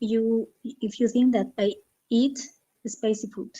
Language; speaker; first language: English; non-native, learner; Spanish